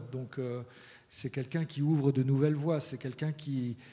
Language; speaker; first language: French; early bilingual, heritage; Spanish